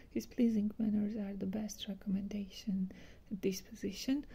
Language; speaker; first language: English; non-native, fluent; Georgian